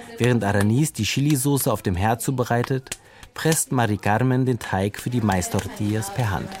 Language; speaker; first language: German; native; German